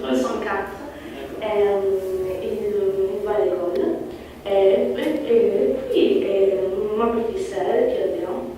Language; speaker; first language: French; non-native, learner; Italian